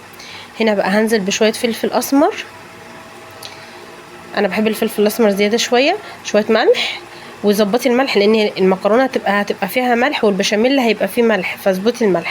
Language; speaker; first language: Arabic; native; Arabic